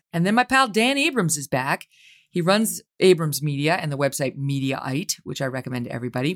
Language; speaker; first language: English; native; English